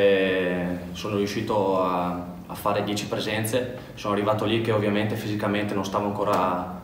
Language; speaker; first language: Italian; native; Italian